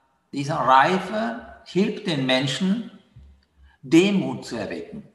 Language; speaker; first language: German; non-native, fluent; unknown